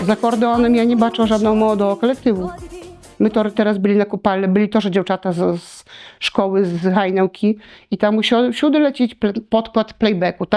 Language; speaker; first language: Polish; non-native, local second language; Belarusian